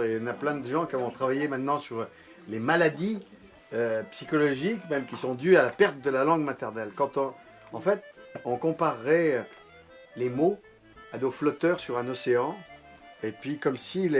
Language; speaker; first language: French; native; French